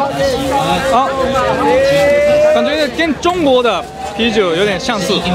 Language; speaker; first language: Chinese; non-native, fluent; Japanese